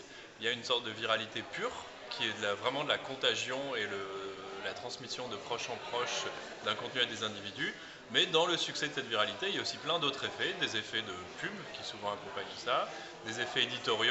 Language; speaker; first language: French; native; French